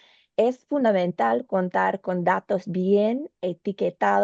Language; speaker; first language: Spanish; non-native, learner; English